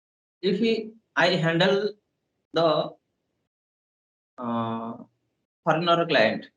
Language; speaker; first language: English; non-native, learner; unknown